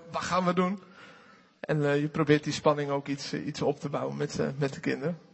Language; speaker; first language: Dutch; native; Dutch